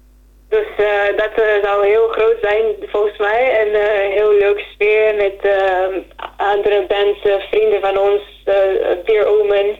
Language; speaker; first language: Dutch; non-native, fluent; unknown